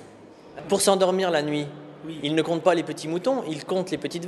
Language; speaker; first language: French; native; French